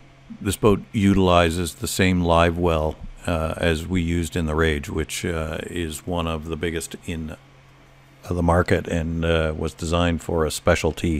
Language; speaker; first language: English; native; English